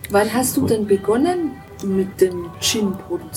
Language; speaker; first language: German; native; German